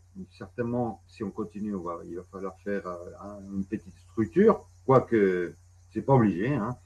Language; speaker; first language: French; non-native, fluent; Spanish